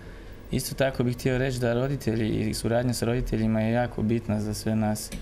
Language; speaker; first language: Croatian; native; Croatian